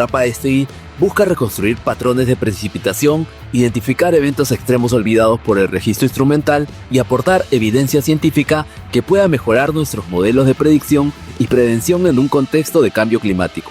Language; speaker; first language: Spanish; native; Spanish